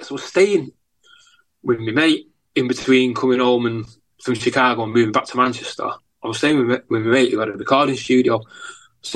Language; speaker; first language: English; native; English